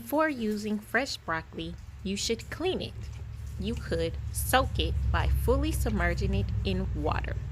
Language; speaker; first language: English; native; English